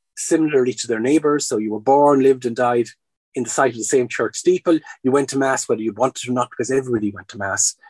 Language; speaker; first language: English; native; English